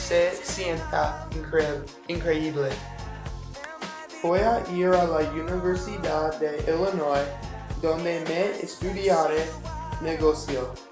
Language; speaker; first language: Spanish; non-native, learner; English